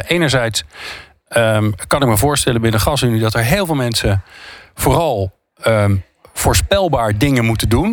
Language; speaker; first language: Dutch; native; Dutch